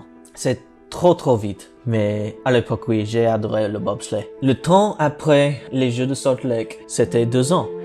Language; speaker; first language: French; non-native, learner; English